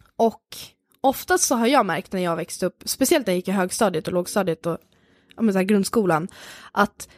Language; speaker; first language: Swedish; native; Swedish